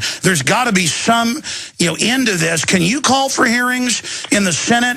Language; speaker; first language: English; native; English